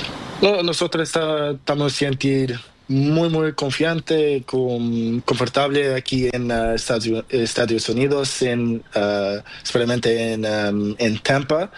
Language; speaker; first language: Spanish; non-native, learner; Portuguese